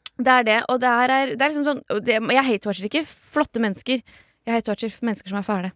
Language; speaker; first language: Norwegian; early bilingual, other home language; Kurdish